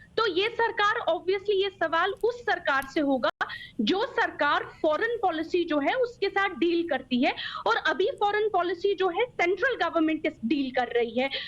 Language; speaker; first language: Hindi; non-native, local second language; Kashmiri